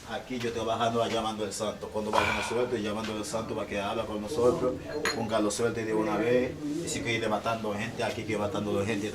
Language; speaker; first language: Spanish; non-native, learner; Haitian Creole